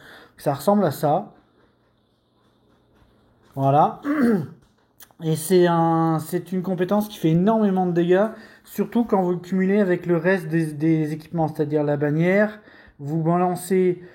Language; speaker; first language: French; native; French